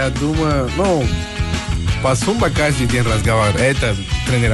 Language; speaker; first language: Russian; non-native, learner; Spanish